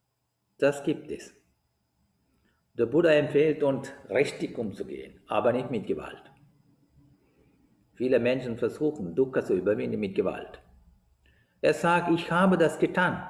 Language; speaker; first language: German; non-native, fluent; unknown